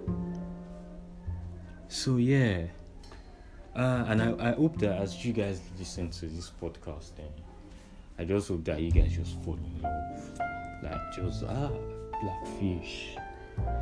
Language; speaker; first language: English; non-native, local second language; Yoruba